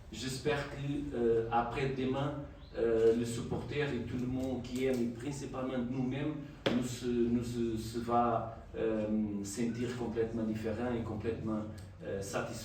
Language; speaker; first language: French; non-native, learner; Portuguese